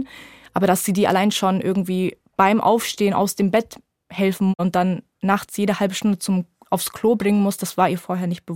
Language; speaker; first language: German; native; German